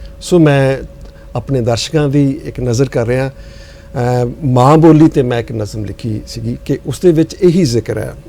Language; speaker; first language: Punjabi; native; Punjabi